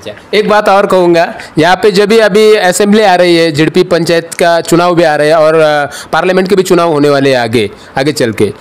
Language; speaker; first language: Hindi; non-native, local second language; Marathi